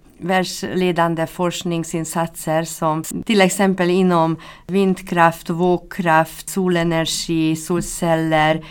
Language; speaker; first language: Swedish; non-native, fluent; Hungarian